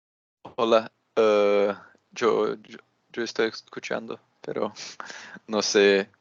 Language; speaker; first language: Spanish; non-native, learner; Portuguese